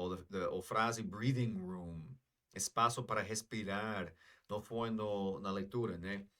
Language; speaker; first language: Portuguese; non-native, fluent; English